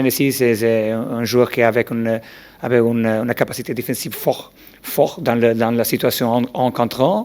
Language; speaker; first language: French; non-native, learner; Portuguese